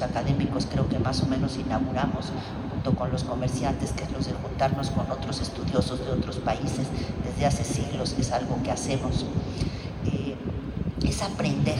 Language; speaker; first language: Spanish; native; Spanish